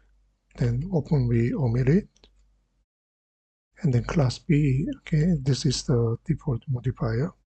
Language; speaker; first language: English; non-native, fluent; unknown